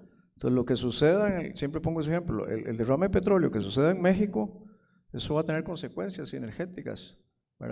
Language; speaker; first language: Spanish; native; Spanish